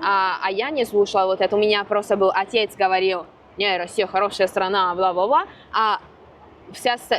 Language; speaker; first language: Russian; non-native, fluent; Italian